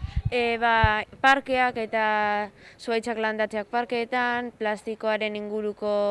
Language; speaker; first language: Basque; non-native, local second language; Spanish